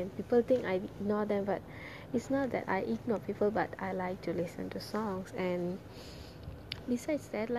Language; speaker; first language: English; non-native, local second language; Tamil